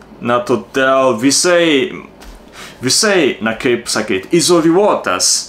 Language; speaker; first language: Lithuanian; non-native, learner; Japanese